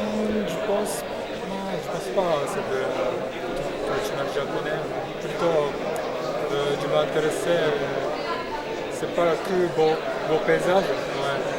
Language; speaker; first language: French; non-native, learner; Japanese